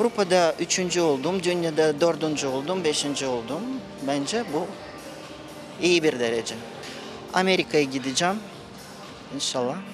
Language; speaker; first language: Turkish; non-native, fluent; Russian